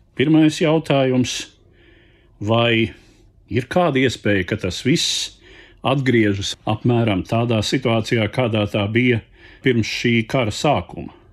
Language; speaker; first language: Latvian; native; Latvian